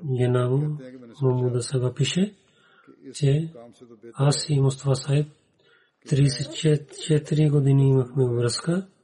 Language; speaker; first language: Bulgarian; non-native, learner; Urdu